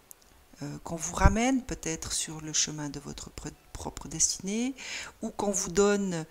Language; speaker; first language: French; native; French